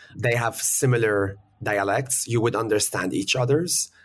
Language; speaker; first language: English; early bilingual, other home language; Arabic